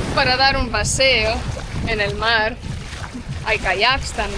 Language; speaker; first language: Spanish; non-native, fluent; Estonian